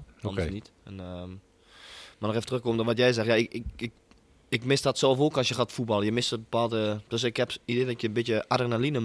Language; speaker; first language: Dutch; native; Dutch